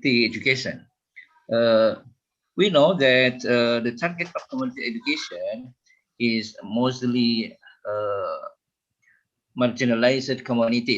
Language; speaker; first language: English; non-native, fluent; Indonesian